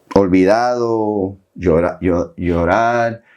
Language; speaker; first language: Spanish; early bilingual, heritage; Spanish